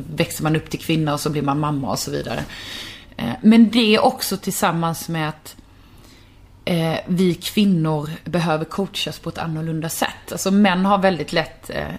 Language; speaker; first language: Swedish; native; Swedish